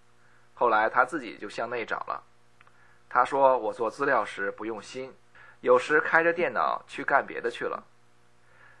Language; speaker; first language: Chinese; native; Chinese